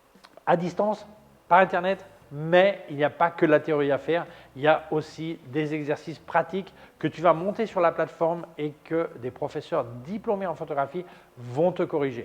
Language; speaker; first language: French; native; French